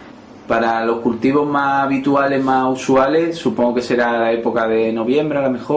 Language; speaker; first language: Spanish; native; Spanish